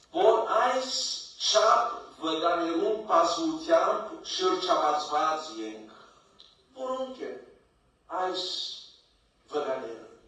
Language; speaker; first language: Armenian; early bilingual, heritage; Armenian